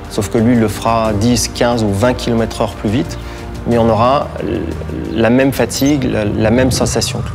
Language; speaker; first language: French; native; French